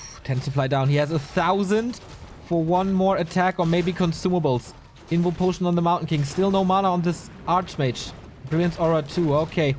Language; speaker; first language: English; non-native, fluent; German